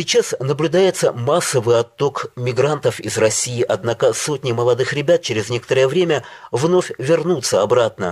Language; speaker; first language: Russian; non-native, local second language; Tajik